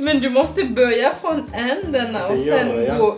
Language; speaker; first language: Swedish; non-native, fluent; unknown